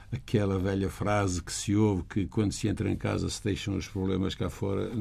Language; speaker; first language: Portuguese; native; Portuguese